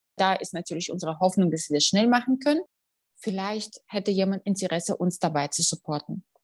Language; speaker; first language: German; non-native, fluent; Russian